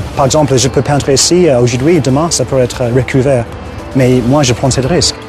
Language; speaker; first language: French; non-native, fluent; English